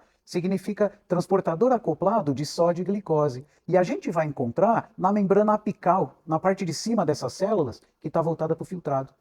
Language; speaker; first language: Portuguese; native; Portuguese